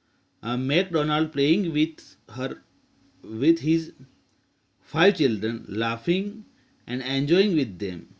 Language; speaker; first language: English; non-native, local second language; Gujarati